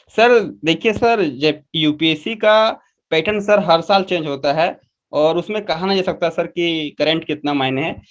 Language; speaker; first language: Hindi; non-native, local second language; Magahi